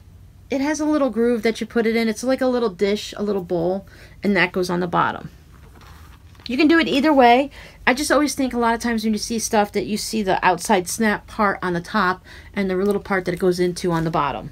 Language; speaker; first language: English; native; English